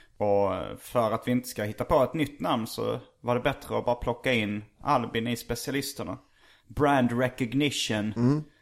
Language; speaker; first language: Swedish; native; Swedish